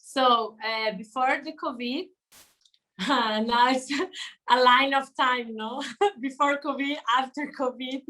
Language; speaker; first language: English; non-native, learner; Portuguese